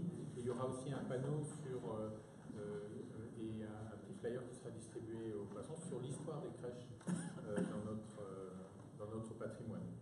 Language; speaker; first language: French; native; French